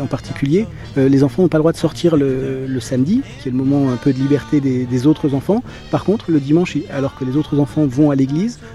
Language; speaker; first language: French; native; French